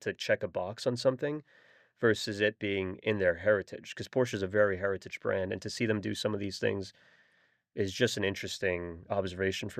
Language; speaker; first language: English; native; English